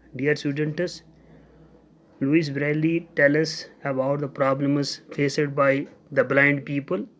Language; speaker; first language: English; non-native, local second language; Urdu